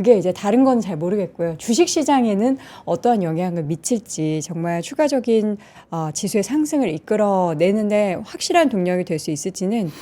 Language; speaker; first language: Korean; native; Korean